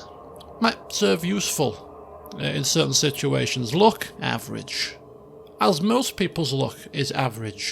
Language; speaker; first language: English; native; English